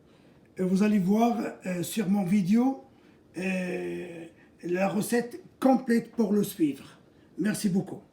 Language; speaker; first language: French; non-native, local second language; Arabic